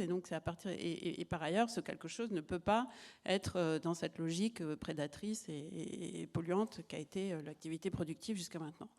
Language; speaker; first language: French; native; French